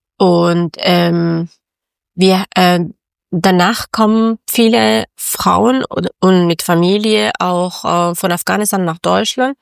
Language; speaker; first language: German; non-native, learner; Persian